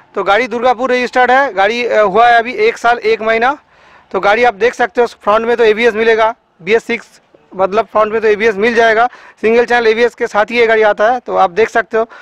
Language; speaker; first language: Hindi; non-native, local second language; Bangla